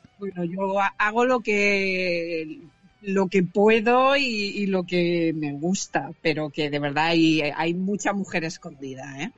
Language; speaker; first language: Spanish; native; Spanish